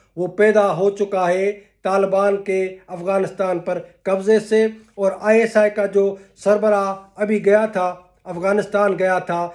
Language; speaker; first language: Urdu; non-native, local second language; Sindhi